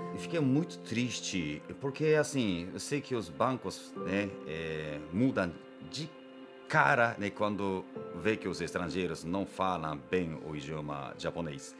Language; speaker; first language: Portuguese; non-native, fluent; Japanese